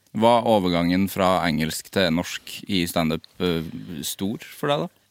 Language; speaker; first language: Norwegian; native; Norwegian